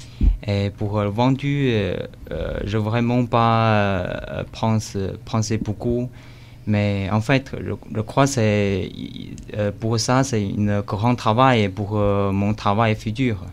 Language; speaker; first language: French; non-native, learner; Chinese